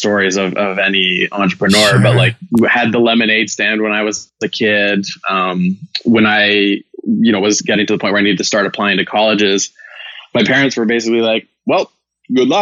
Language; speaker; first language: English; native; English